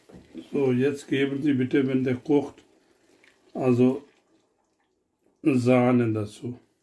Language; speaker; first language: German; non-native, learner; Urdu